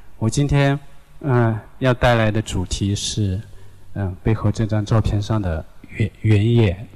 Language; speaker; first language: Chinese; non-native, local second language; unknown